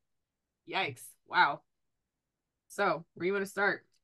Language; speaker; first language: English; native; English